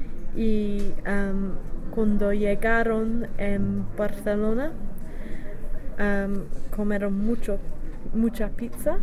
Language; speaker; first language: Spanish; non-native, learner; English